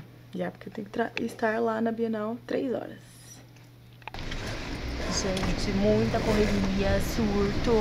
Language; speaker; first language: Portuguese; native; Portuguese